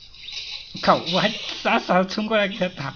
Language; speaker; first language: Chinese; native; Chinese